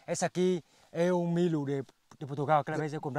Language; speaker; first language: Portuguese; non-native, learner; Vietnamese